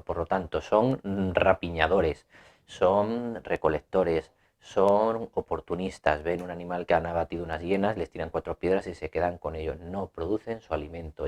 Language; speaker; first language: Spanish; native; Spanish